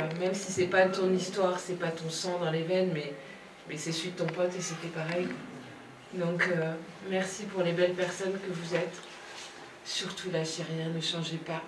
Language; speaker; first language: French; native; French